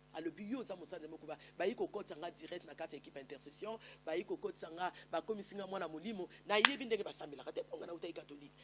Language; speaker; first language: Lingala; native; Lingala